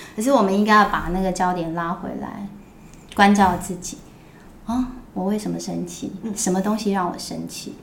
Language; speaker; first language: Chinese; native; Chinese